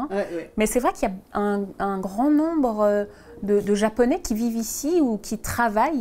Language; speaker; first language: French; native; French